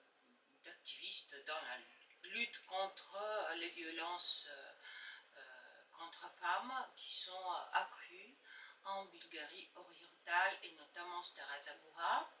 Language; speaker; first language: French; non-native, fluent; Bulgarian